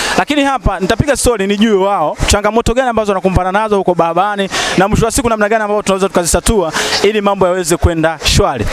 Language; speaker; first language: Swahili; native; Swahili